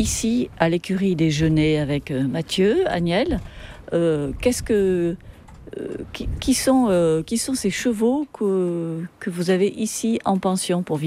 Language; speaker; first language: French; native; French